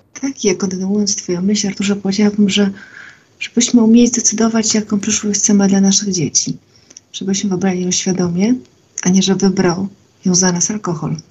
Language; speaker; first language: Polish; native; Polish